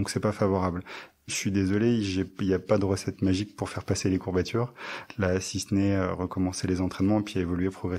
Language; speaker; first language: French; native; French